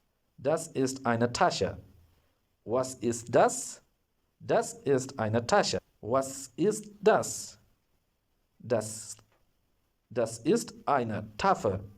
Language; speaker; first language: German; non-native, fluent; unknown